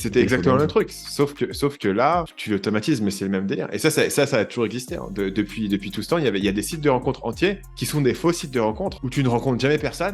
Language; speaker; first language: French; native; French